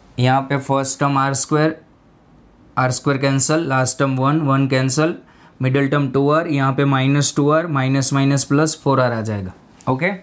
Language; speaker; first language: Hindi; non-native, local second language; Gujarati